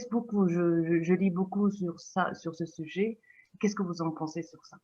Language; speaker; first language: French; non-native, fluent; Turkish